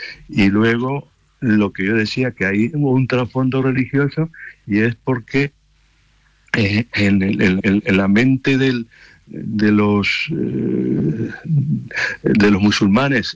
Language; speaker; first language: Spanish; native; Spanish